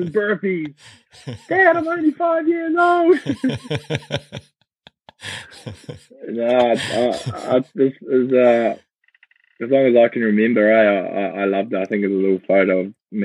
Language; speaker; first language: English; native; English